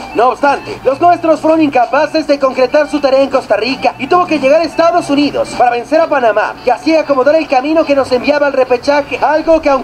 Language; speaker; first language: Spanish; native; Spanish